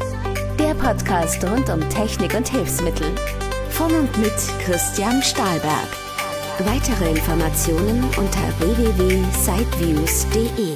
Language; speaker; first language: German; native; German